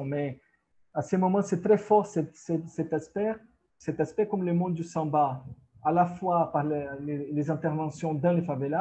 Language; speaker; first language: French; non-native, fluent; Portuguese